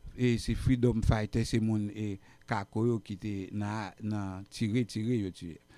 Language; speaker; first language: French; native; French